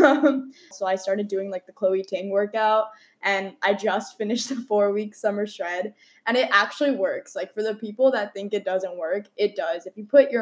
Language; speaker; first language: English; native; English